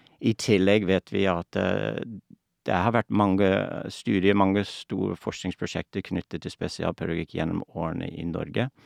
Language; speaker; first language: Norwegian; non-native, fluent; English